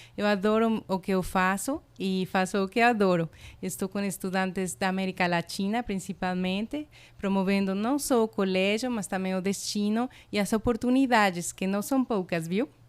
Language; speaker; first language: Portuguese; non-native, fluent; Spanish